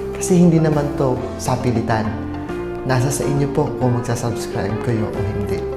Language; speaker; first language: Filipino; non-native, local second language; Waray